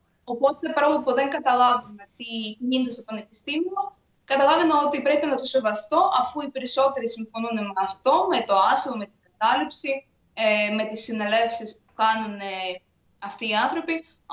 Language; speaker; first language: Greek; non-native, fluent; Ukrainian